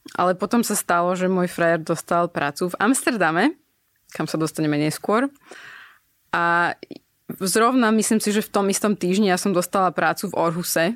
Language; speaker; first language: Slovak; native; Slovak